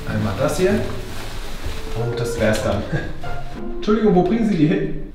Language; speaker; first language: German; native; German